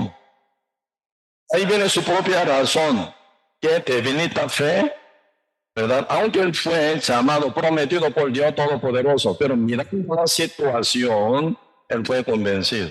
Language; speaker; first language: Spanish; non-native, learner; Korean